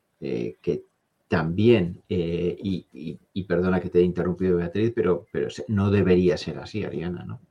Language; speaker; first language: Spanish; native; Spanish